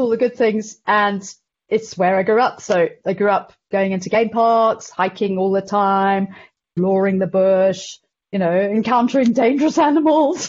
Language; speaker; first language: English; native; English